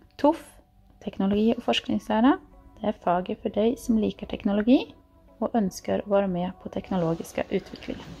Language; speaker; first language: Norwegian; native; Norwegian